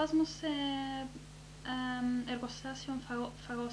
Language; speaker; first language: Greek; early bilingual, heritage; Greek